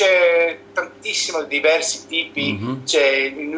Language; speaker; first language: Italian; non-native, learner; English